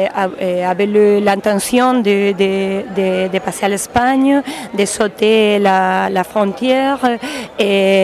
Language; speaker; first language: French; non-native, learner; Spanish